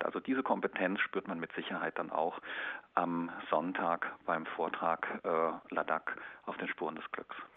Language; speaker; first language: German; native; German